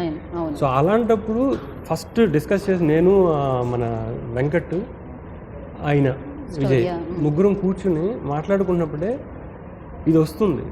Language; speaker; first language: Telugu; native; Telugu